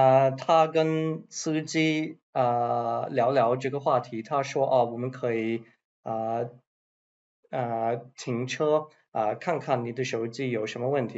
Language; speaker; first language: Chinese; non-native, learner; English